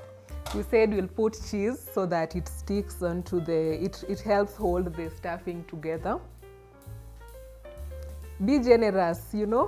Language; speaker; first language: English; non-native, local second language; Swahili